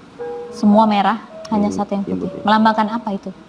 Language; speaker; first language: Indonesian; native; Indonesian